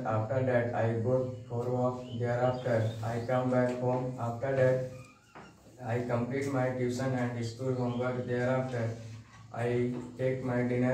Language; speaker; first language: English; non-native, learner; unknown